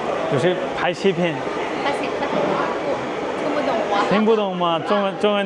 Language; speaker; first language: Chinese; non-native, learner; Bangla